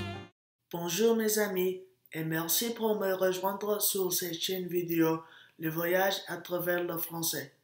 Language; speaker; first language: French; non-native, learner; English